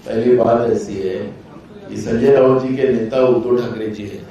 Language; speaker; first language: Hindi; non-native, local second language; Marathi